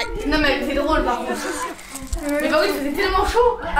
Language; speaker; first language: French; native; French